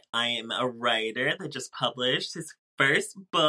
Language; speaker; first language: English; native; English